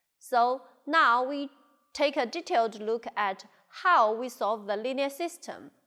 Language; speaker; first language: English; non-native, local second language; Chinese